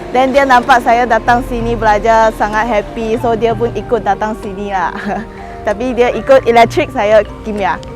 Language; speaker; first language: Malay; native; Malay